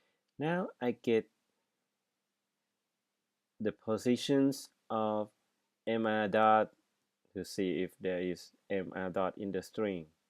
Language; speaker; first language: English; non-native, fluent; Thai